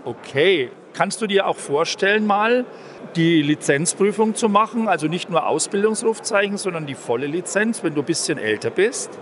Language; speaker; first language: German; native; German